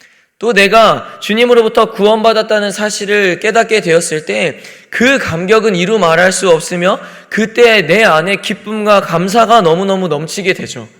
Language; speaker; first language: Korean; native; Korean